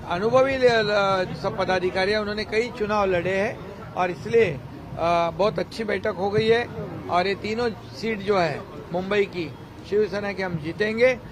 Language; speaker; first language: Hindi; non-native, local second language; Marathi